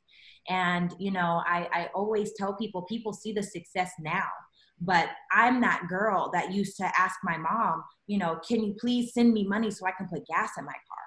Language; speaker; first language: English; native; English